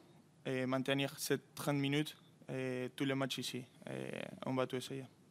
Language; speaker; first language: French; non-native, fluent; Spanish